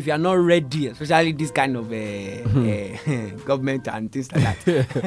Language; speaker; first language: English; non-native, local second language; Yoruba